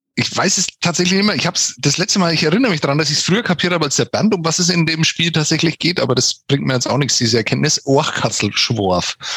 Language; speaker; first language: German; native; German